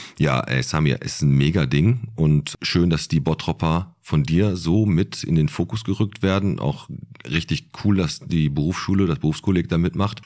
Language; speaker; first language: German; native; German